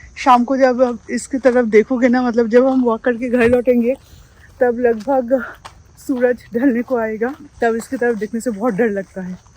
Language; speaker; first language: Hindi; non-native, local second language; Bangla